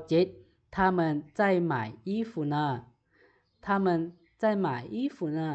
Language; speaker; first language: Chinese; non-native, fluent; Lao